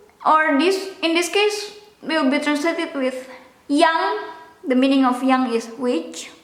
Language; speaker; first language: English; non-native, local second language; Indonesian